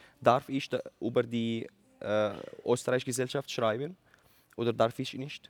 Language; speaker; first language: German; non-native, learner; Arabic